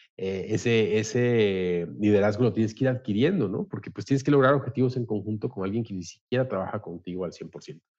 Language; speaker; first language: Spanish; native; Spanish